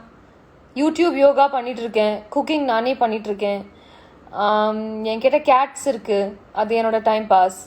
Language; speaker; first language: Tamil; non-native, fluent; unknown